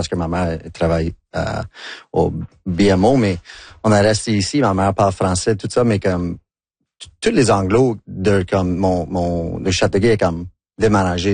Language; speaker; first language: French; non-native, local second language; English